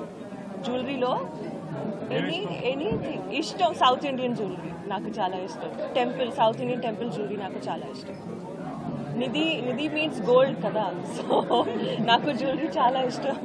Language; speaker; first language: Telugu; non-native, learner; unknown